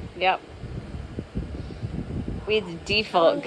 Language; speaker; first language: English; native; English